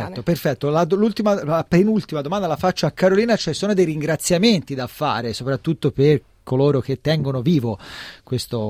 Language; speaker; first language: Italian; native; Italian